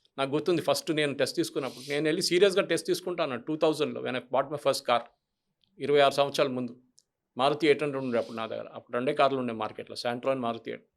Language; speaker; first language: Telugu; non-native, local second language; Malayalam